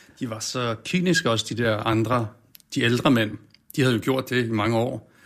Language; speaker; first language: Danish; native; Danish